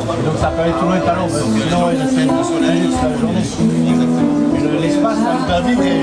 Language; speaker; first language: French; native; French